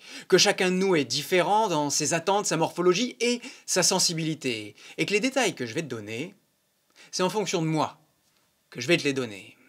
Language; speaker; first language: French; native; French